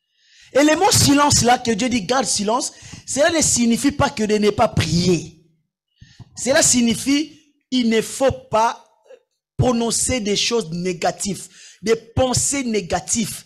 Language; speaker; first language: French; non-native, local second language; Lingala